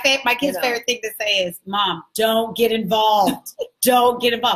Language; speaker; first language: English; native; English